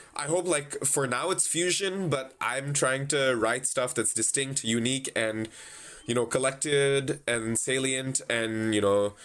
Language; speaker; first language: English; non-native, local second language; Bangla